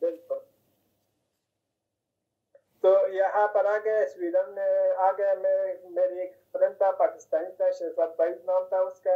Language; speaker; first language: Hindi; non-native, fluent; Persian